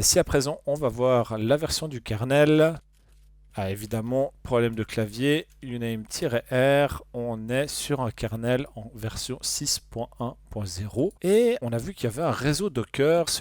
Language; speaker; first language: French; native; French